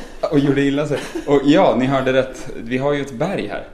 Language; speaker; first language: Swedish; native; Swedish